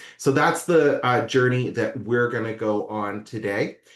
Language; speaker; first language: English; native; English